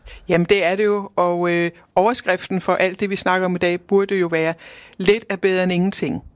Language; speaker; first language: Danish; native; Danish